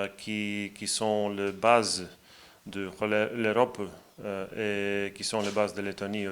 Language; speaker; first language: French; non-native, fluent; Latvian